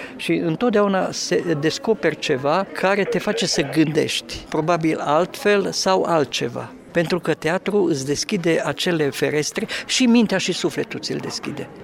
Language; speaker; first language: Romanian; native; Romanian